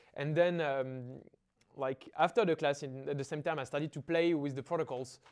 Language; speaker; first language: English; non-native, fluent; French